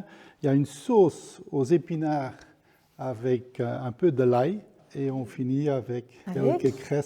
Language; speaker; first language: French; non-native, local second language; Dutch